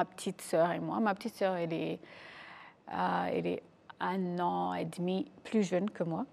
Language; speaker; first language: French; non-native, local second language; Kinyarwanda